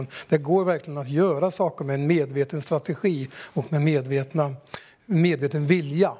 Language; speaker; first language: Swedish; native; Swedish